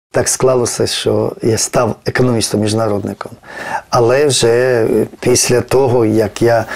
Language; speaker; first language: Ukrainian; non-native, fluent; Georgian